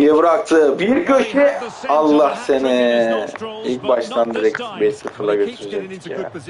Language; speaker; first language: Turkish; native; Turkish